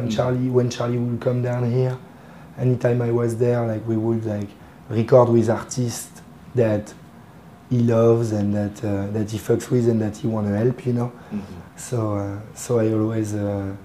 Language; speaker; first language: English; non-native, fluent; French